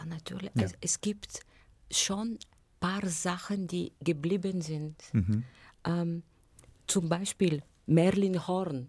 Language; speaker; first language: German; non-native, fluent; Bulgarian